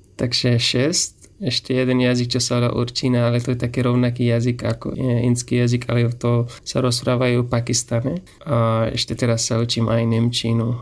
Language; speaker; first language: Slovak; non-native, fluent; Persian